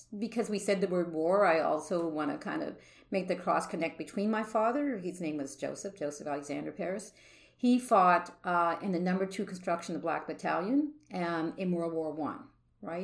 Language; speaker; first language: English; native; English